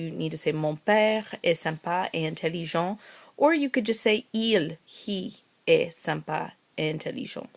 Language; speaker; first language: French; non-native, learner; English